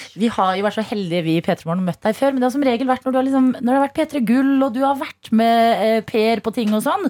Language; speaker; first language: Norwegian; native; Norwegian